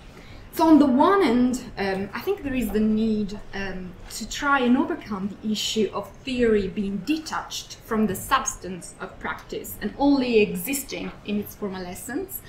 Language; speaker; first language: English; non-native, fluent; Italian